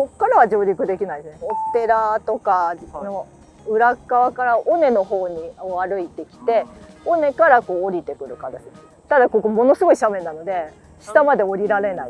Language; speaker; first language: Japanese; native; Japanese